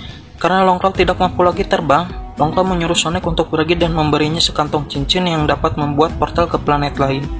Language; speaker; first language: Indonesian; native; Indonesian